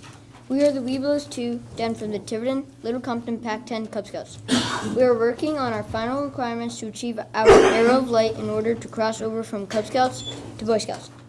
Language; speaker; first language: English; native; English